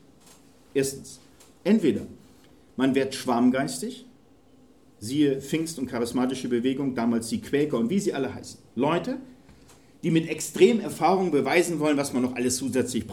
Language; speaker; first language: German; native; German